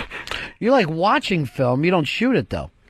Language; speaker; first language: English; native; English